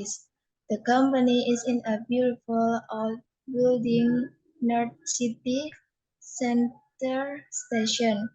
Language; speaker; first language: English; non-native, learner; Indonesian